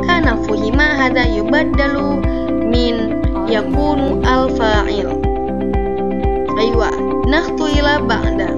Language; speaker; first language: Arabic; non-native, learner; Indonesian